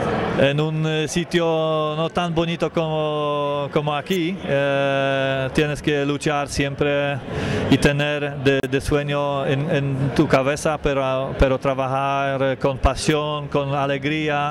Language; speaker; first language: Spanish; non-native, learner; Polish